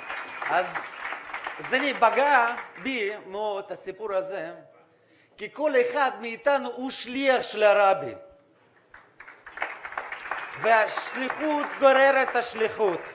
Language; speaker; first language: Hebrew; non-native, fluent; Russian